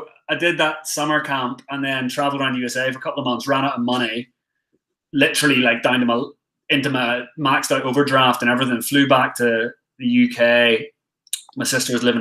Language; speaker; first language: English; native; English